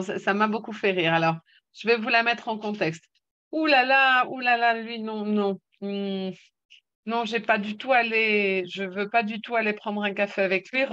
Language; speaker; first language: French; native; French